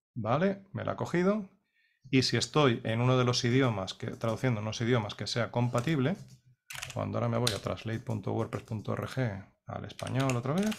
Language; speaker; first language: Spanish; native; Spanish